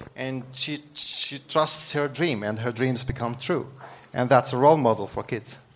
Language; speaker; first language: English; non-native, fluent; Arabic